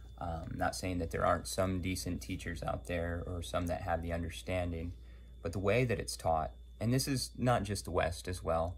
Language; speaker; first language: English; native; English